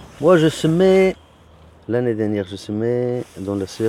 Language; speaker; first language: French; non-native, learner; Kurdish